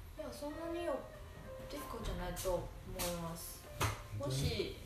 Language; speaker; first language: Japanese; non-native, learner; Chinese